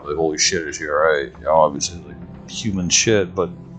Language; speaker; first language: English; early bilingual, other home language; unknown